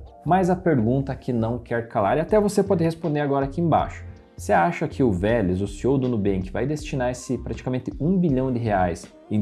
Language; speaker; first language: Portuguese; native; Portuguese